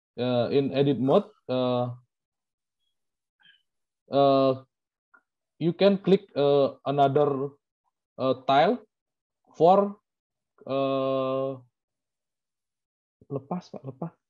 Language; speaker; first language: English; non-native, learner; Indonesian